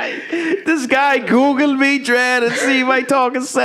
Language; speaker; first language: English; native; English